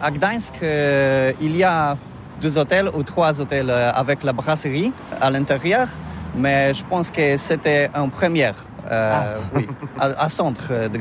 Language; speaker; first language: French; non-native, learner; Polish